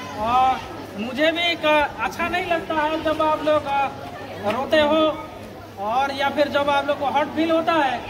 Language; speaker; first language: Hindi; non-native, local second language; Odia